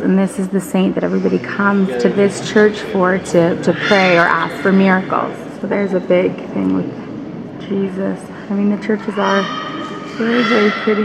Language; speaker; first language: English; early bilingual, heritage; English